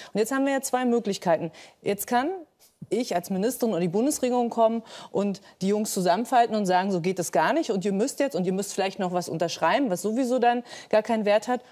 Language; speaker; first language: German; native; German